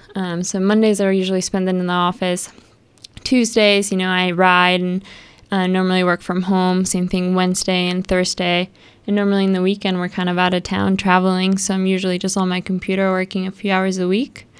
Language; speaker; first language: English; early bilingual, other home language; Spanish